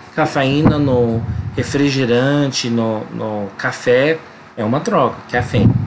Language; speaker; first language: Portuguese; non-native, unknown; English